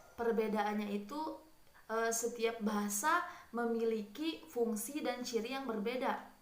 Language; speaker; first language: Indonesian; non-native, local second language; Sundanese